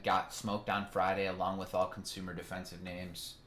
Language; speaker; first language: English; native; English